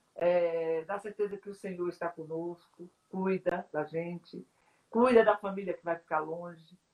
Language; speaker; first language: Portuguese; native; Portuguese